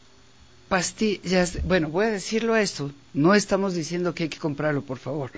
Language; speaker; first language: Spanish; native; Spanish